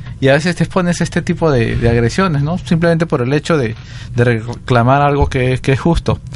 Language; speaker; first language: Spanish; native; Spanish